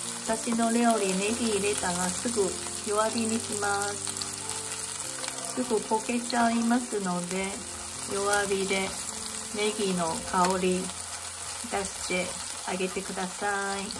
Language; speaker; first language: Japanese; non-native, fluent; Chinese